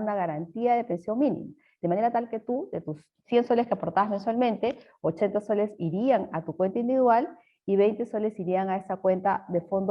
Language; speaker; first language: Spanish; native; Spanish